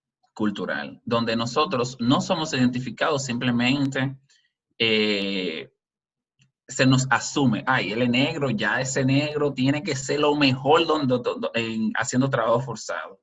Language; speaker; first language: Spanish; native; Spanish